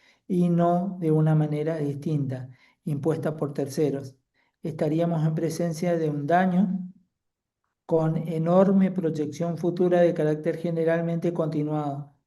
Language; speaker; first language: Spanish; native; Spanish